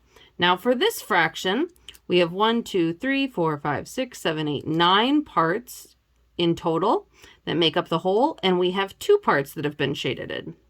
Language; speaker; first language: English; native; English